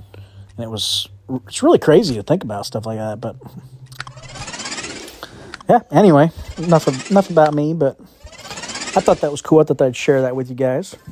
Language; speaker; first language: English; native; English